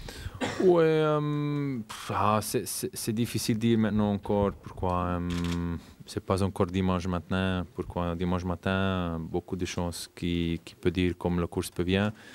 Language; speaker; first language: French; non-native, fluent; German